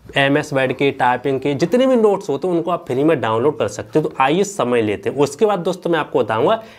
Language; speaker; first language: Hindi; native; Hindi